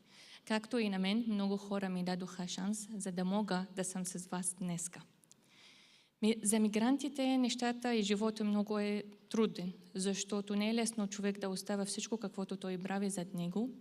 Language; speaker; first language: Bulgarian; non-native, fluent; Arabic